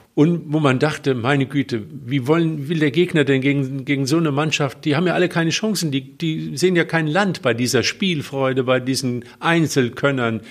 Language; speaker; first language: German; native; German